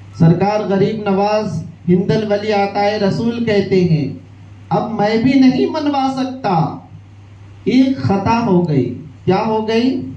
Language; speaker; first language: Urdu; native; Urdu